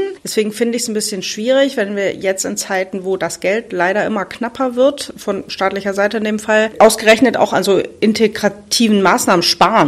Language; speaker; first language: German; native; German